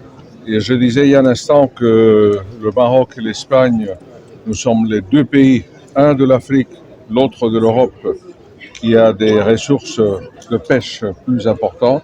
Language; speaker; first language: French; non-native, fluent; Spanish